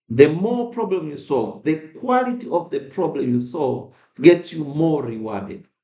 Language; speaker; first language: English; non-native, local second language; Swahili